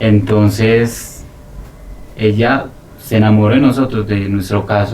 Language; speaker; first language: Spanish; native; Spanish